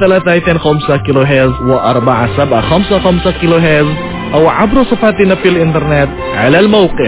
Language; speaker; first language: Arabic; non-native, fluent; Indonesian